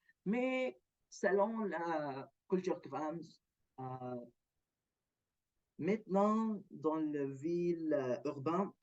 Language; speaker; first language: French; non-native, learner; Arabic